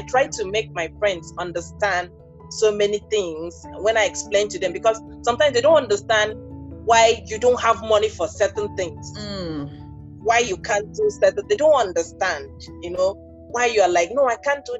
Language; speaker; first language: English; non-native, local second language; Ibibio